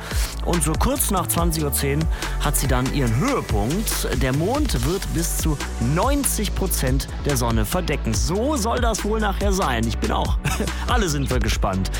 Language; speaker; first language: German; native; German